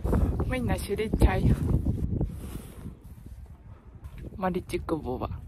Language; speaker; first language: Russian; non-native, learner; Japanese